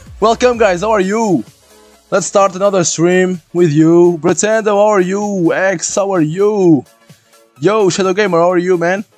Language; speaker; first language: English; non-native, learner; Portuguese